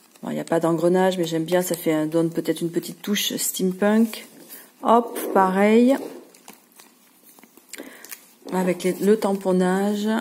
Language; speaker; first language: French; native; French